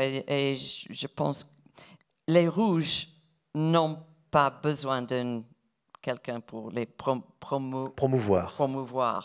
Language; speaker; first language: French; non-native, fluent; English